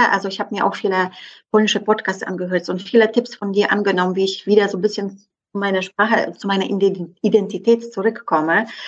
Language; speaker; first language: German; non-native, fluent; Polish